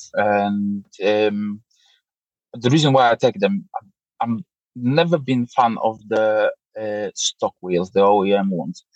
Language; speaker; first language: English; non-native, fluent; Polish